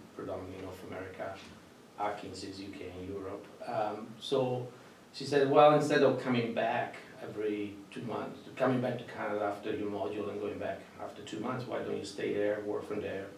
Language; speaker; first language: English; non-native, fluent; Italian